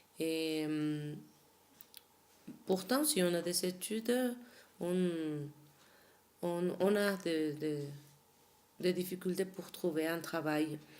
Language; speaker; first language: French; non-native, fluent; Spanish